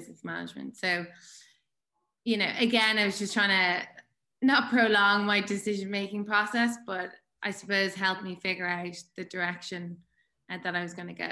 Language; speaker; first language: English; native; English